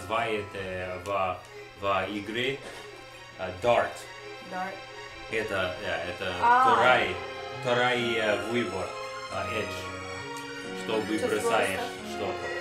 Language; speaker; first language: Russian; non-native, learner; English